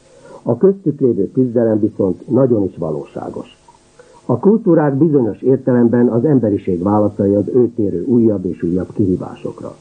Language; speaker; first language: Hungarian; native; Hungarian